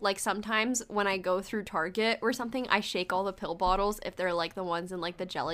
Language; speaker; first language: English; early bilingual, other home language; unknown